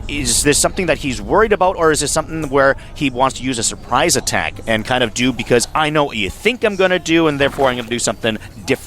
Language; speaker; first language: English; native; English